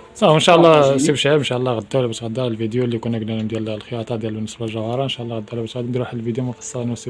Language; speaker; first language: Arabic; native; Arabic